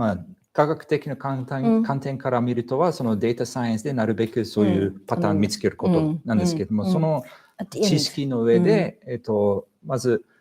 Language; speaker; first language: Japanese; non-native, fluent; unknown